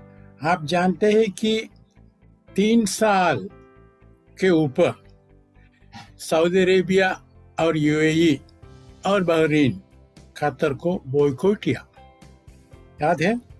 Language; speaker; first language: Hindi; non-native, fluent; Malayalam